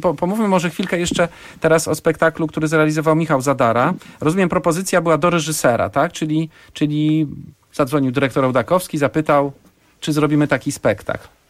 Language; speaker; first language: Polish; native; Polish